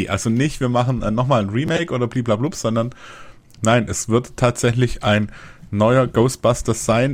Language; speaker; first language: German; native; German